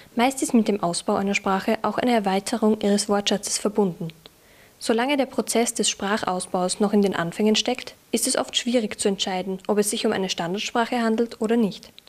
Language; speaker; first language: German; native; German